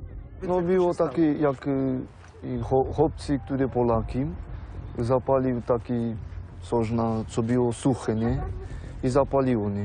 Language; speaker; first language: Polish; non-native, learner; Romanian